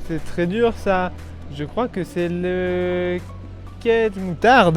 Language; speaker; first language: French; native; French